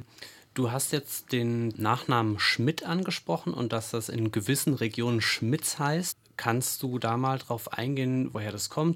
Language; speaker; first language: German; native; German